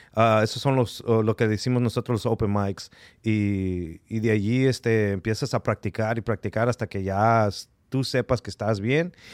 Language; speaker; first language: Spanish; early bilingual, heritage; Spanish